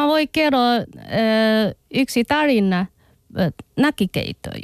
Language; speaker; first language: Finnish; non-native, learner; Chinese